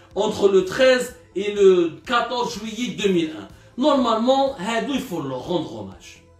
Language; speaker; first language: French; non-native, local second language; Arabic